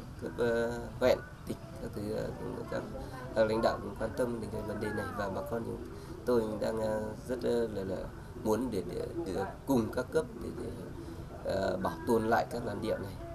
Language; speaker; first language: Vietnamese; non-native, local second language; Tày